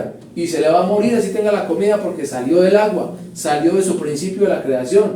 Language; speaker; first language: Spanish; native; Spanish